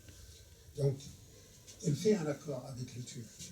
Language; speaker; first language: French; non-native, fluent; Arabic